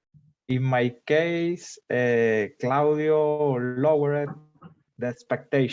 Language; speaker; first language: English; non-native, learner; Spanish